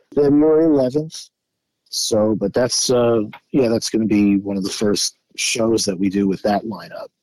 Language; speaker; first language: English; native; English